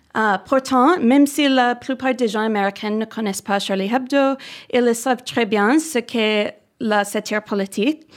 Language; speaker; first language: French; non-native, fluent; English